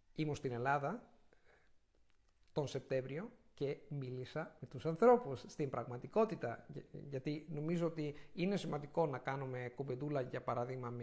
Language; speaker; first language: Greek; non-native, fluent; Italian